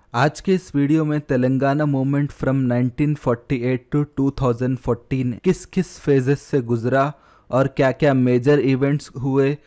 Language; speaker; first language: Hindi; non-native, local second language; Urdu